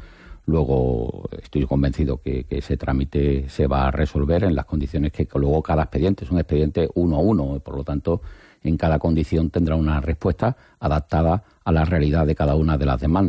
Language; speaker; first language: Spanish; native; Spanish